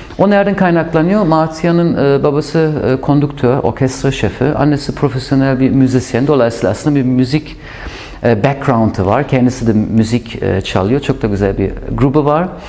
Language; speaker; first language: Turkish; non-native, fluent; German